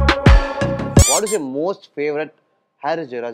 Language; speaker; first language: Tamil; native; Tamil